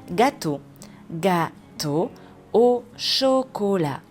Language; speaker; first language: French; non-native, fluent; Spanish